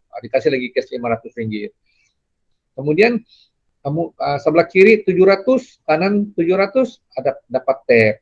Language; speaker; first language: Indonesian; non-native, local second language; Malay